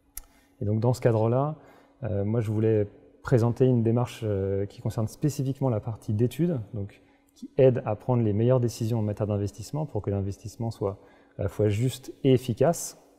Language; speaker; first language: French; native; French